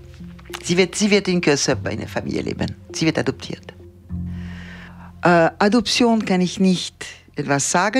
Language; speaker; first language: German; non-native, learner; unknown